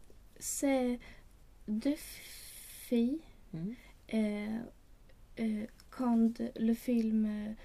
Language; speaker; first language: French; non-native, learner; Swedish